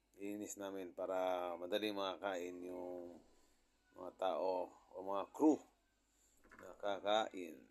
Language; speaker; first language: Filipino; non-native, local second language; Cebuano